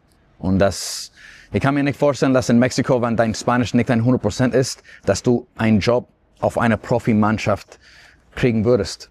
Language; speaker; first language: German; non-native, fluent; Spanish